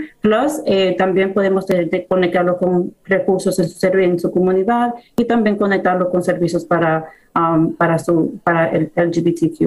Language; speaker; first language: Spanish; early bilingual, heritage; Spanish